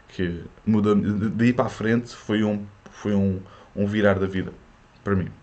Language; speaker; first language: Portuguese; early bilingual, other home language; French